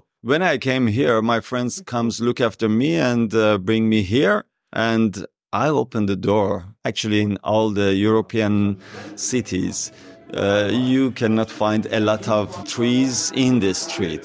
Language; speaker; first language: English; non-native, learner; Persian